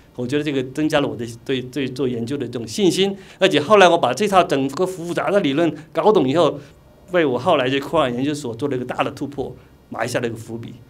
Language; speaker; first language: Chinese; native; Chinese